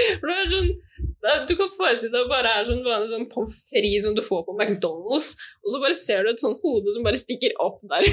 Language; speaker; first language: Norwegian; native; Norwegian